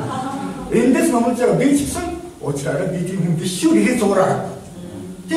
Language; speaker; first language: Mongolian; non-native, fluent; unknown